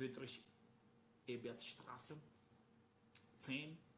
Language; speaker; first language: German; non-native, learner; Swahili